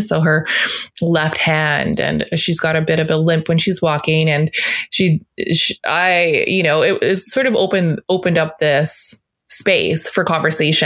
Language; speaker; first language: English; native; English